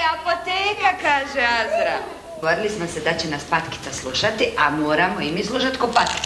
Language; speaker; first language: Serbian; native; Serbian